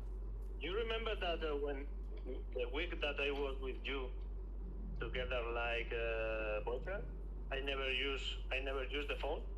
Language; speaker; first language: English; non-native, learner; Spanish